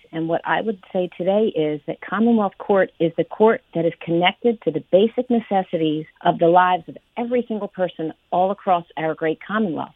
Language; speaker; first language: English; native; English